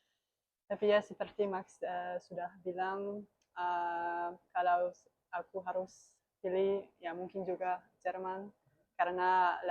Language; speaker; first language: Indonesian; non-native, learner; German